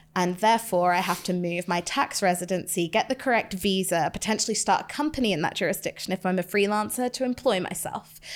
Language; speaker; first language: English; native; English